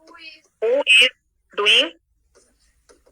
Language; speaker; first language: English; non-native, learner; Hindi